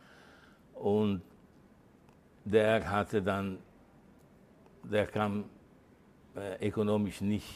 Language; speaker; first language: German; early bilingual, heritage; Italian